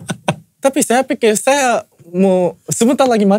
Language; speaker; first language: Indonesian; non-native, fluent; Korean